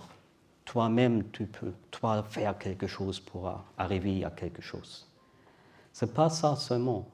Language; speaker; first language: French; non-native, learner; German